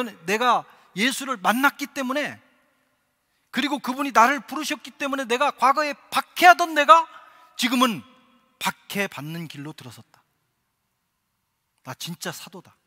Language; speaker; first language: Korean; native; Korean